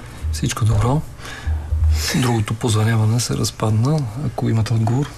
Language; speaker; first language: Bulgarian; native; Bulgarian